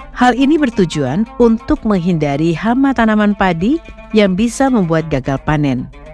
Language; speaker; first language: Indonesian; native; Indonesian